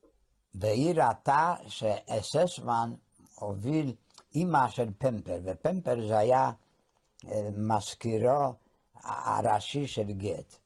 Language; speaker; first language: Hebrew; non-native, fluent; Polish